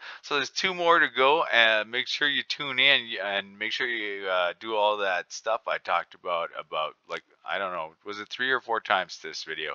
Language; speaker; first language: English; native; English